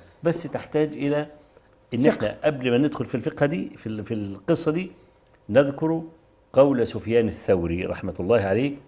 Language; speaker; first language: Arabic; native; Arabic